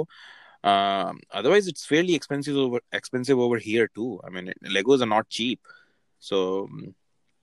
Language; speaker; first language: English; non-native, local second language; Hindi